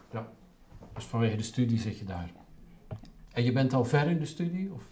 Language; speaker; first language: Dutch; native; Dutch